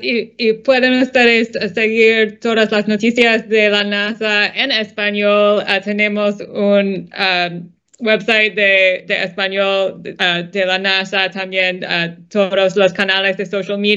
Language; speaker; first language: Spanish; non-native, fluent; English